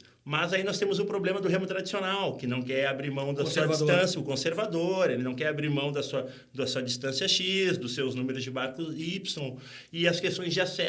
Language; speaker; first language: Portuguese; native; Portuguese